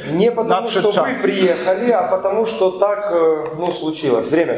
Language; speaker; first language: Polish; non-native, learner; Russian